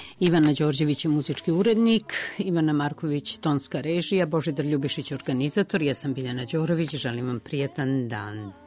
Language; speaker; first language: Serbian; native; Serbian